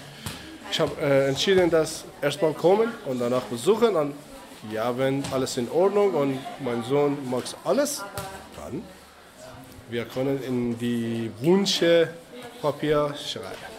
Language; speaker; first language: German; non-native, learner; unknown